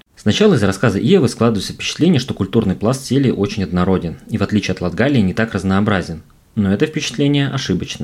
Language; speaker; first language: Russian; native; Russian